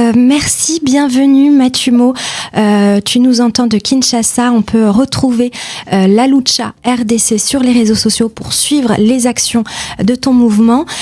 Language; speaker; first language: French; native; French